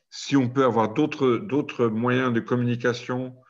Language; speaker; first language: French; non-native, fluent; German